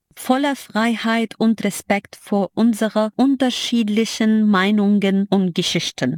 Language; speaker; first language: German; non-native, fluent; Arabic